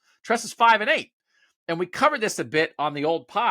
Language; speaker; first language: English; native; English